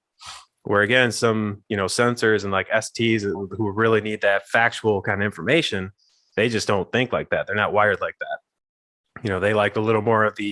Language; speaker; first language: English; native; English